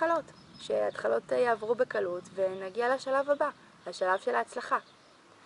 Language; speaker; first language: Hebrew; native; Hebrew